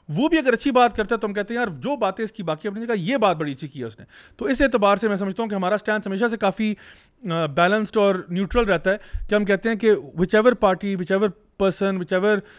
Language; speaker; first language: Urdu; native; Urdu